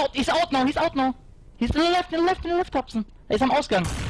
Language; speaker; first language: English; non-native, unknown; German